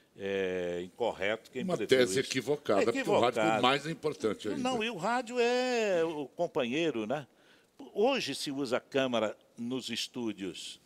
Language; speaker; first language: Portuguese; native; Portuguese